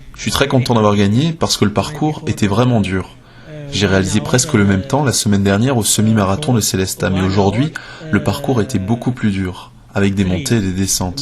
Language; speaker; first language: French; native; French